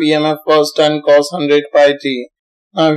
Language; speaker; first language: English; non-native, local second language; Hindi